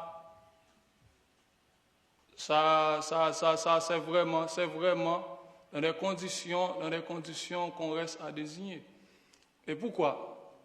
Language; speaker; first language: French; non-native, local second language; Haitian Creole